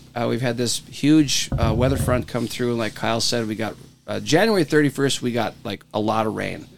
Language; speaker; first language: English; native; English